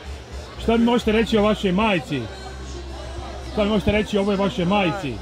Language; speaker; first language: Serbian; native; Serbian